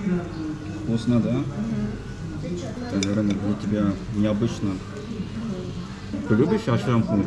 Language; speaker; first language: Russian; non-native, fluent; Korean